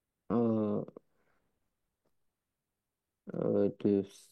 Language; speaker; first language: French; non-native, learner; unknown